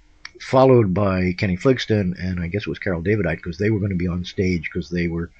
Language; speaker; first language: English; native; English